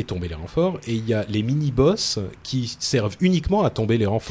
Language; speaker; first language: French; native; French